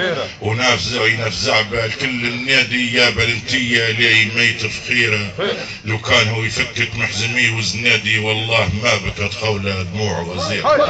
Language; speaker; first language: Arabic; native; Arabic